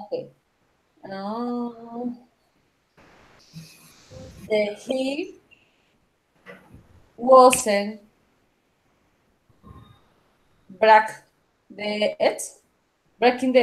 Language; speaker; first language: English; non-native, learner; Spanish